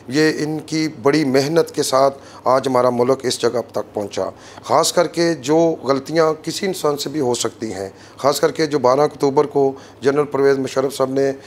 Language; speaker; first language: Urdu; non-native, local second language; Punjabi